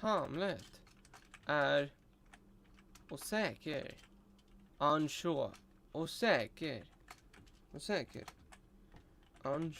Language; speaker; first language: Swedish; non-native, learner; Russian